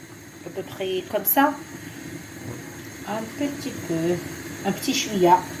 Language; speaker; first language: French; non-native, fluent; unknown